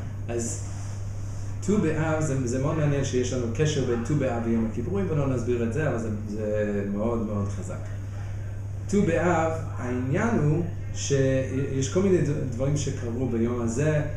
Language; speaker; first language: Hebrew; non-native, fluent; English